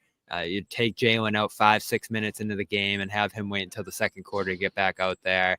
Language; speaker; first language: English; native; English